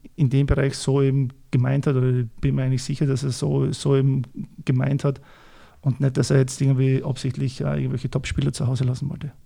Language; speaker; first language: German; native; German